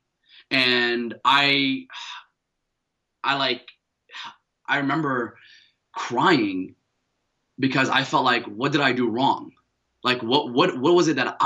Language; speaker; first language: English; native; English